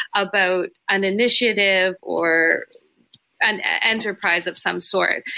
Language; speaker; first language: English; native; English